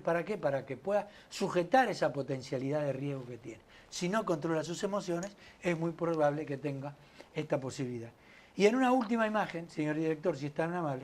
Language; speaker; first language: Spanish; native; Spanish